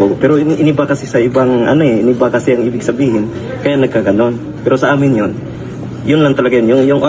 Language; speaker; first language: Filipino; non-native, local second language; Cebuano